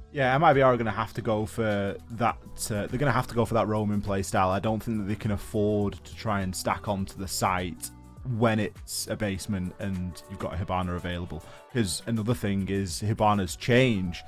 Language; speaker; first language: English; native; English